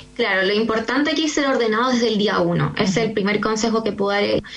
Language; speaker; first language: Spanish; native; Spanish